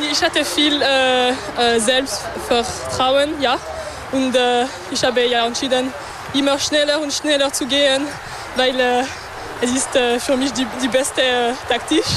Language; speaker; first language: German; non-native, local second language; French